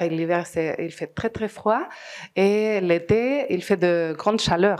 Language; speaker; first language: French; non-native, fluent; Spanish